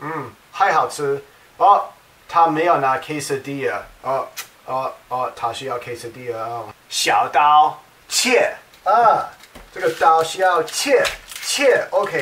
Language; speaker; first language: Chinese; non-native, learner; English